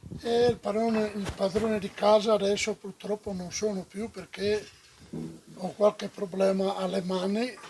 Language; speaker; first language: Italian; non-native, local second language; Friulian